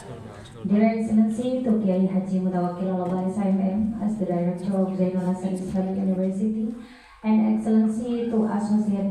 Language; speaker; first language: English; non-native, learner; Indonesian